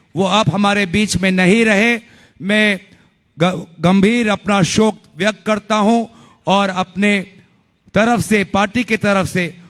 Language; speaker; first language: Hindi; non-native, local second language; Assamese